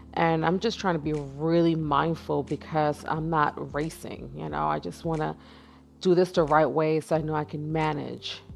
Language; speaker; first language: English; native; English